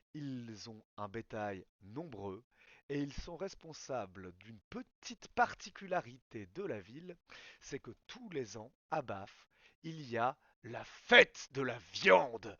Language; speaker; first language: French; native; French